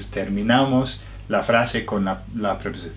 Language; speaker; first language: Spanish; non-native, fluent; English